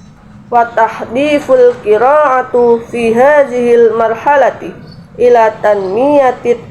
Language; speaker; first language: Arabic; non-native, learner; Indonesian